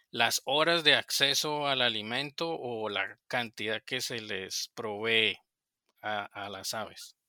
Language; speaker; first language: Spanish; native; Spanish